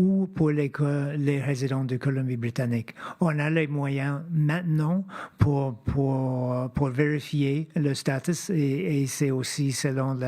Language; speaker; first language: French; non-native, fluent; English